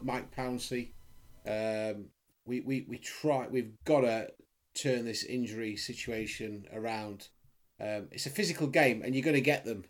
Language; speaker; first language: English; native; English